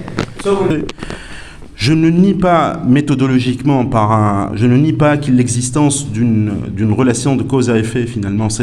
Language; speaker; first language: French; non-native, local second language; Arabic